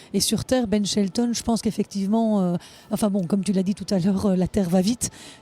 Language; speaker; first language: French; native; French